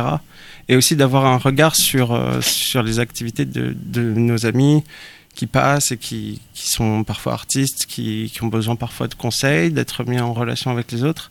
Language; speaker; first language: French; native; French